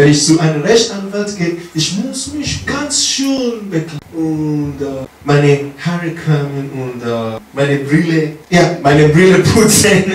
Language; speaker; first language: German; non-native, learner; English